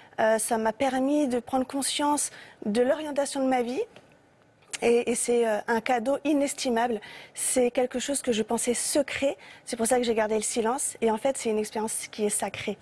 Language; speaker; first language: French; native; French